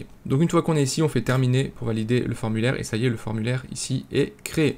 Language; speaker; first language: French; native; French